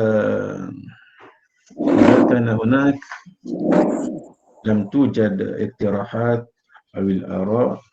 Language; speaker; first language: Arabic; non-native, fluent; Malay